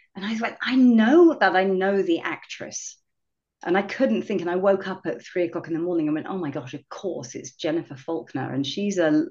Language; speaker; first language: English; native; English